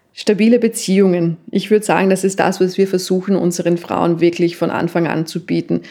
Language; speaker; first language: German; native; German